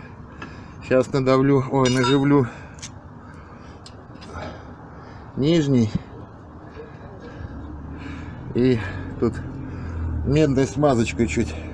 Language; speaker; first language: Russian; native; Russian